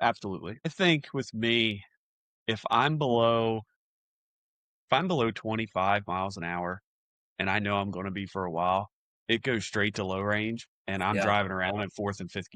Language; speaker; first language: English; native; English